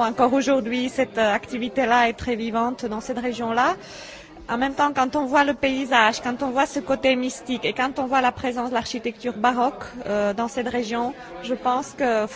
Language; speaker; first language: French; non-native, fluent; Czech